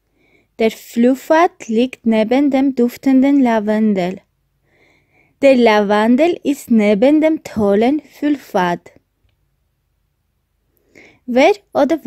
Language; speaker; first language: German; non-native, fluent; Armenian